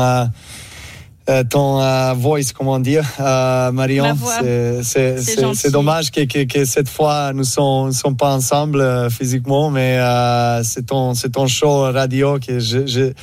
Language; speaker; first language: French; non-native, learner; Serbian